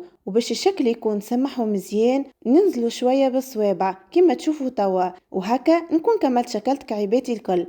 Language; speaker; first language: Arabic; native; Arabic